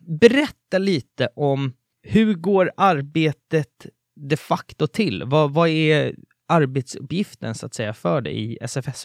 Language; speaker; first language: Swedish; native; Swedish